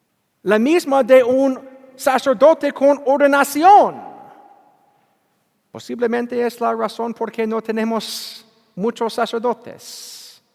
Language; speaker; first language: Spanish; non-native, learner; English